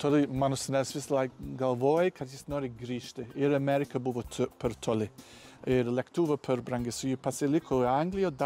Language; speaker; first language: Lithuanian; non-native, learner; English